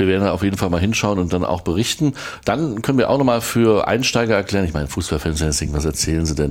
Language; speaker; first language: German; native; German